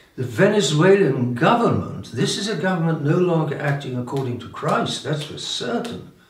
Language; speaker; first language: English; native; English